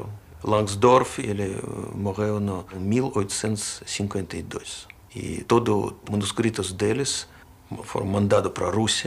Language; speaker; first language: Portuguese; non-native, fluent; Russian